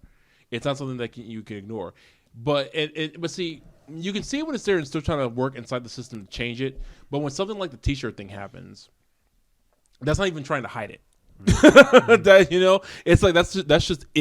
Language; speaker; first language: English; native; English